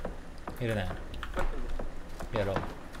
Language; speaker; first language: Japanese; native; Japanese